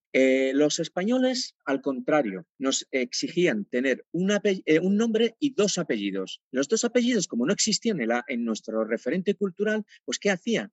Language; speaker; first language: Spanish; non-native, fluent; Berber languages